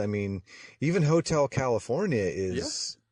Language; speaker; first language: English; native; English